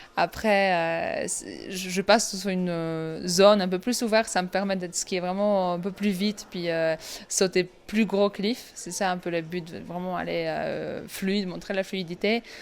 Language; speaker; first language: French; non-native, fluent; Polish